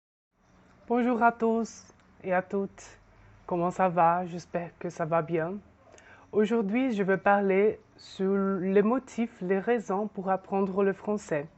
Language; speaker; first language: French; non-native, fluent; Portuguese